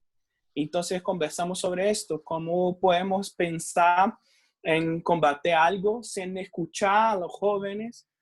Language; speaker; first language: Spanish; non-native, fluent; Portuguese